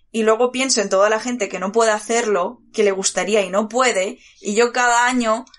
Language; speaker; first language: Spanish; early bilingual, other home language; Bulgarian